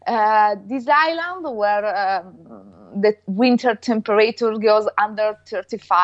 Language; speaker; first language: English; non-native, fluent; Italian